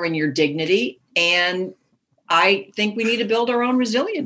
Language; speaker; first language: English; native; English